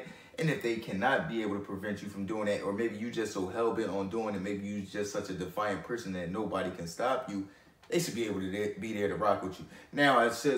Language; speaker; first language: English; native; English